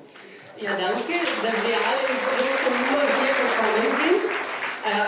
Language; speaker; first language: German; non-native, fluent; Slovenian